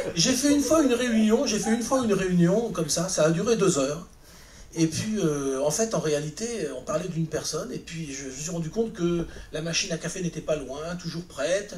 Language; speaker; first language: French; native; French